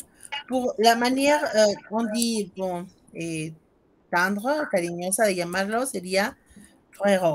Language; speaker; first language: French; non-native, fluent; Spanish